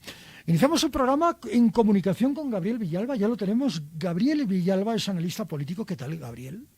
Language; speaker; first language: Spanish; native; Spanish